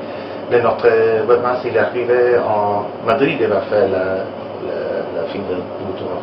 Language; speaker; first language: French; non-native, learner; Italian